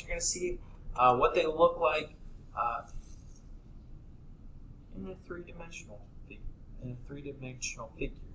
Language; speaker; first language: English; native; English